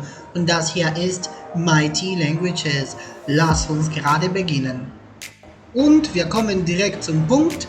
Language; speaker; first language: German; non-native, fluent; Spanish